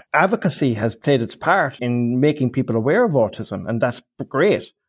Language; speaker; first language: English; native; English